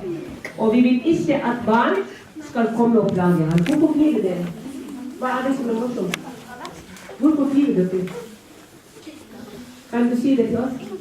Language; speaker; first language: Norwegian; non-native, fluent; Somali